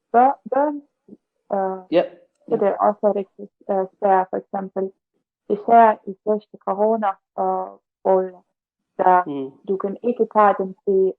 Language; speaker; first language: Danish; non-native, learner; Russian